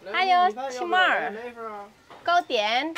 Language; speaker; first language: Chinese; non-native, fluent; Indonesian